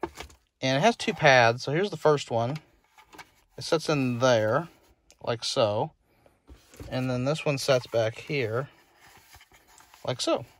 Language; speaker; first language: English; native; English